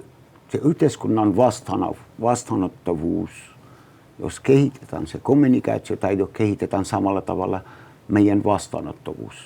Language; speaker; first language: Finnish; non-native, learner; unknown